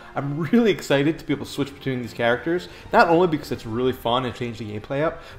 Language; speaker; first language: English; native; English